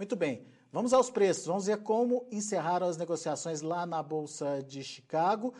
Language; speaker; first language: Portuguese; native; Portuguese